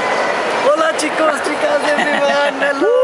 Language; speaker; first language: Spanish; non-native, learner; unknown